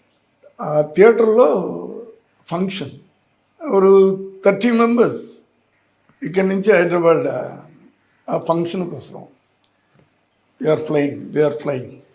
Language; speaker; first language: Telugu; non-native, learner; Tamil